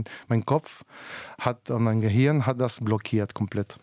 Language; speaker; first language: German; non-native, fluent; Spanish